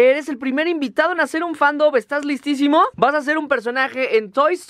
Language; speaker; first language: Spanish; native; Spanish